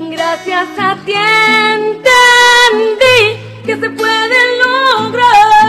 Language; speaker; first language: Spanish; native; Spanish